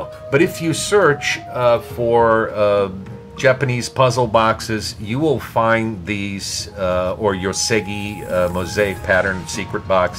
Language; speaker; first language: English; native; English